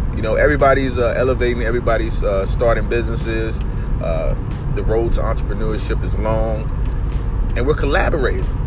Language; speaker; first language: English; native; English